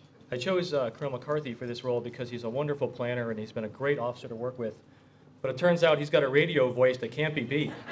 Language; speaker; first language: English; native; English